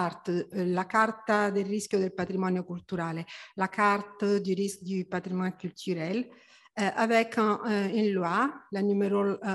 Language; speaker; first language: French; non-native, fluent; Italian